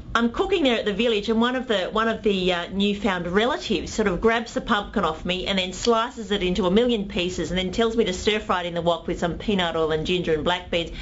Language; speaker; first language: English; native; English